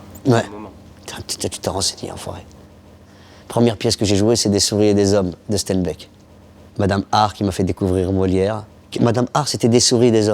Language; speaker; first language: French; early bilingual, other home language; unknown